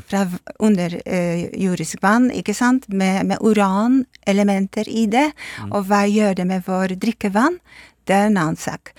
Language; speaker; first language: Norwegian; non-native, fluent; Polish